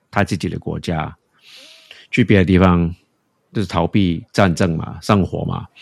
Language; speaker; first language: Chinese; non-native, fluent; English